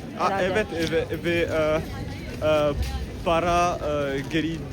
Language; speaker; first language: Turkish; non-native, learner; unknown